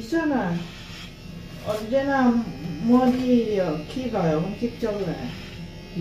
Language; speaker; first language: Korean; non-native, learner; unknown